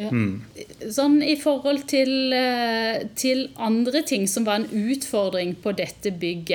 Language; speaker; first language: Norwegian; native; Norwegian